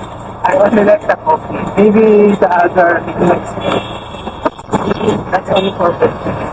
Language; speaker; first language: English; non-native, fluent; Filipino